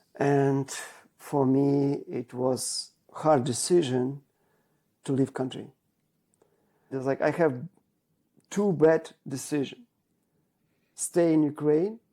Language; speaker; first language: English; non-native, learner; Ukrainian